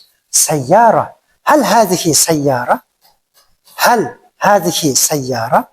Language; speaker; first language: Arabic; non-native, fluent; Kyrgyz